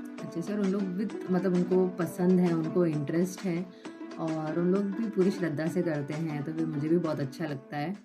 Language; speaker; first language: Hindi; non-native, local second language; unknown